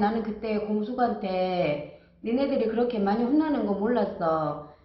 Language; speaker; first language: Korean; native; Korean